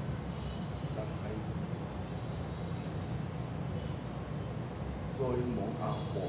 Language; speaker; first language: Vietnamese; non-native, learner; Japanese